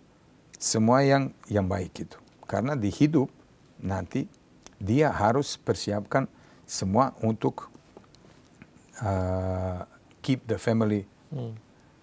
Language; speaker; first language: Indonesian; non-native, learner; Serbian